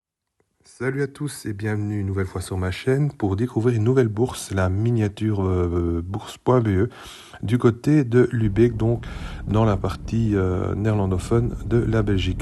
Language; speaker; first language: French; native; French